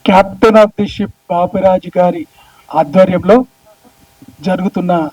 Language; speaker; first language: Telugu; native; Telugu